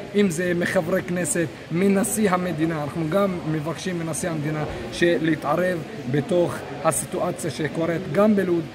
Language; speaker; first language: Hebrew; non-native, local second language; Arabic